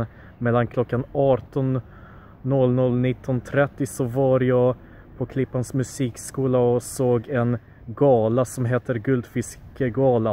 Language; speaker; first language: Swedish; early bilingual, other home language; Polish